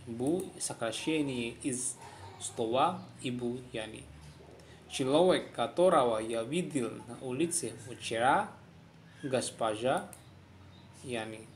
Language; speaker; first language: Russian; non-native, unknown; Indonesian